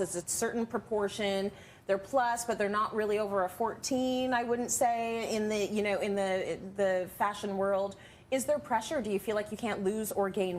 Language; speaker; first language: English; native; English